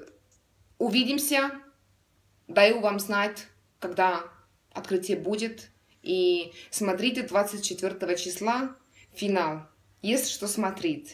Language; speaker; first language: Russian; non-native, learner; Estonian